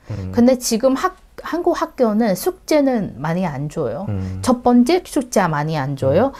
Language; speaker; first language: Korean; non-native, learner; Chinese